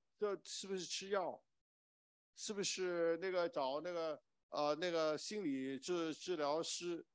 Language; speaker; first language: Chinese; non-native, local second language; Cantonese